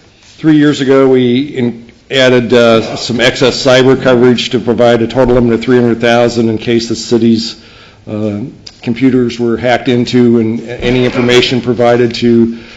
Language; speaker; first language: English; native; English